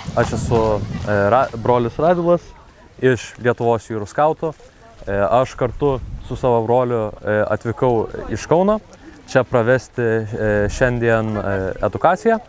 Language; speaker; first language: Lithuanian; native; Lithuanian